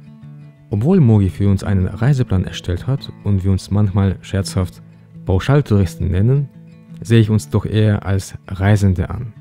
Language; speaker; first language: German; native; German